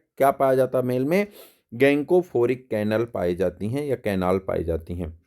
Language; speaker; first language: Hindi; native; Hindi